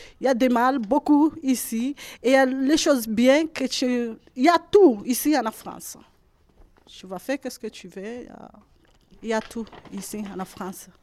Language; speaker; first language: French; non-native, learner; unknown